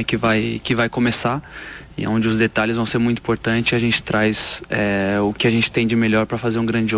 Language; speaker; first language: Portuguese; native; Portuguese